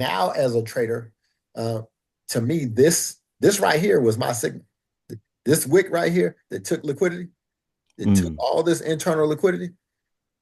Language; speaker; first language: English; native; English